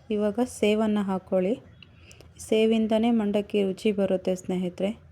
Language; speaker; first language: Kannada; non-native, local second language; Lambadi